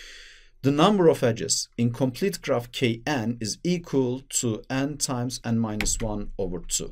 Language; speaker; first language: English; non-native, fluent; Turkish